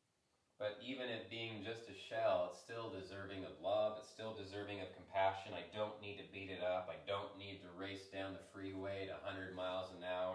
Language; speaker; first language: English; native; English